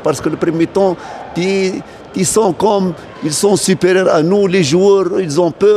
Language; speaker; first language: French; non-native, fluent; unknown